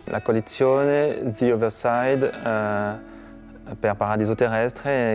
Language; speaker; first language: Italian; non-native, fluent; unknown